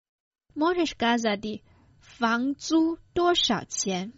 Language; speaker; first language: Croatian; non-native, fluent; Chinese